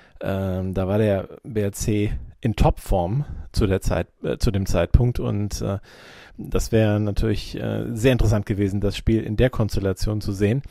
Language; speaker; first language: German; native; German